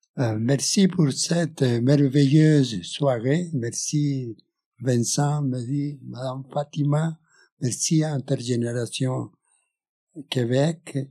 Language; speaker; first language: French; non-native, fluent; Spanish